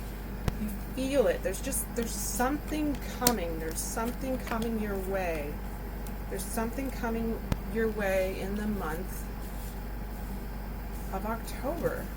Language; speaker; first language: English; native; English